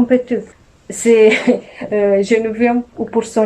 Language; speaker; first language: French; non-native, learner; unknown